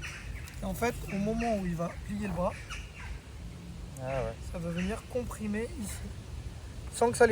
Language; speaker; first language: French; native; French